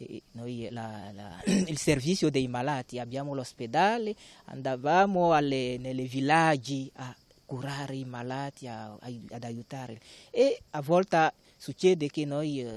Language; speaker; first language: Italian; non-native, learner; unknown